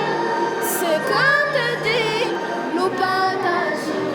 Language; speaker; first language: French; non-native, learner; Kinyarwanda